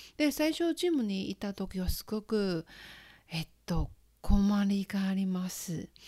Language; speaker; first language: Japanese; non-native, fluent; Chinese